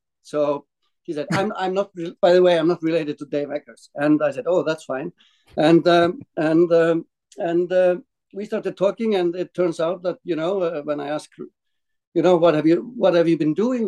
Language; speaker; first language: English; non-native, fluent; Icelandic